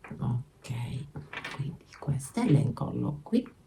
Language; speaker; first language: Italian; native; Italian